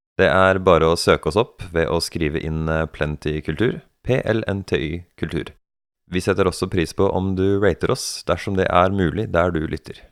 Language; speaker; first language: Norwegian; native; Norwegian